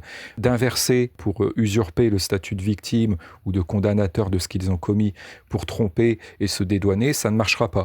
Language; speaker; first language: French; native; French